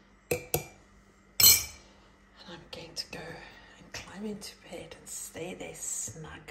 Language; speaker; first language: English; native; English